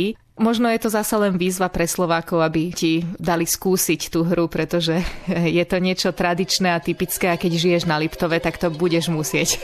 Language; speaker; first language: Slovak; native; Slovak